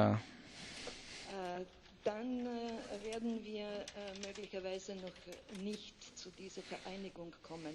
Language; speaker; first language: German; non-native, fluent; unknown